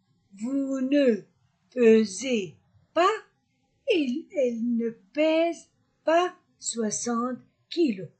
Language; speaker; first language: French; non-native, fluent; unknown